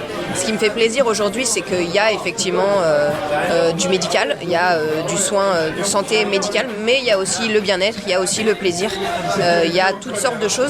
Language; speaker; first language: French; native; French